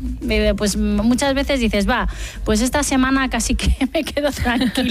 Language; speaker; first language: Spanish; native; Spanish